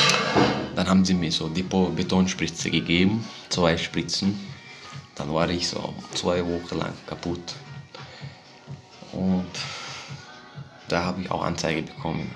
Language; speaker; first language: German; non-native, fluent; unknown